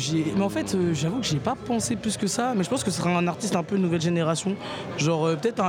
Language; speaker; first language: French; native; French